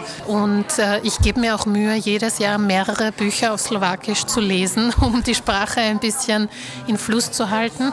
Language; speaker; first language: German; early bilingual, other home language; Slovak